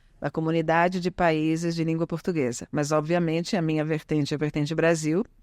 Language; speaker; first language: Portuguese; early bilingual, other home language; Italian